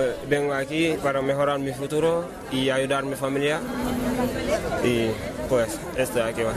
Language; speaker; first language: Spanish; non-native, learner; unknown